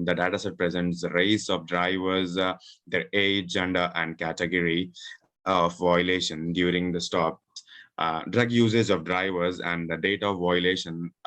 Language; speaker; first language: English; non-native, local second language; Urdu